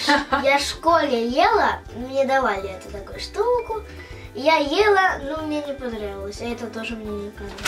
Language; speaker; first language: Russian; early bilingual, heritage; Russian